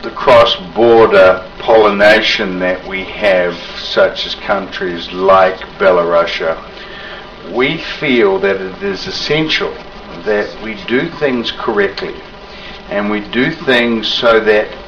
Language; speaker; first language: English; native; English